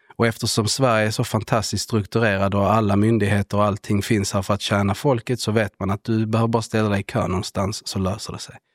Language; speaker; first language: Swedish; early bilingual, other home language; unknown